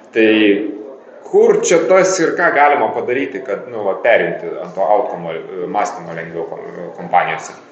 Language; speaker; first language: Lithuanian; native; Lithuanian